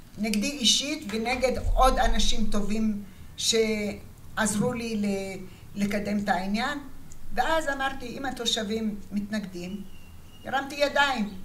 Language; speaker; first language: Hebrew; early bilingual, other home language; Arabic